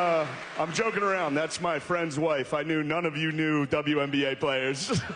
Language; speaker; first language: English; native; English